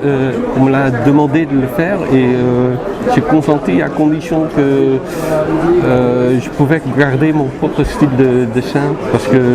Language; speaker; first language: French; non-native, fluent; Dutch